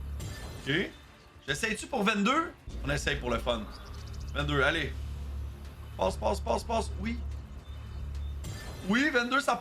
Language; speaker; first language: French; native; French